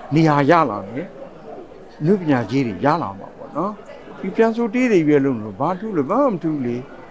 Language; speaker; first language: Burmese; native; Burmese